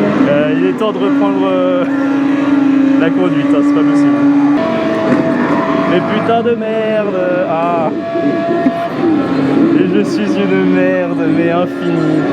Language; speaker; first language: French; native; French